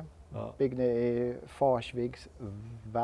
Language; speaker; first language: Swedish; non-native, learner; English